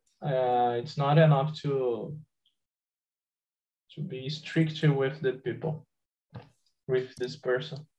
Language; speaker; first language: English; non-native, learner; Portuguese